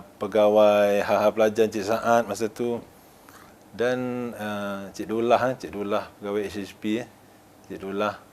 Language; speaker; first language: Malay; native; Malay